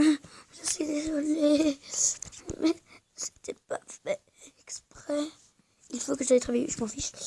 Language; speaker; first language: French; native; French